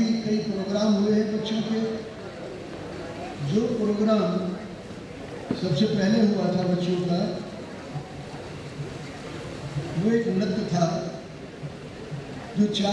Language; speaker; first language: Hindi; native; Hindi